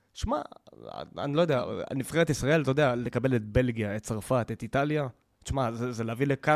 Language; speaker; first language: Hebrew; native; Hebrew